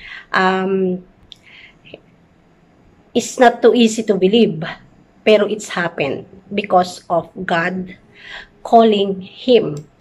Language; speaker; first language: English; non-native, local second language; Filipino